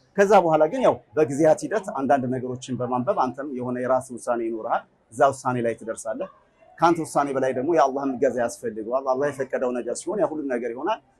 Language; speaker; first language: Amharic; native; Amharic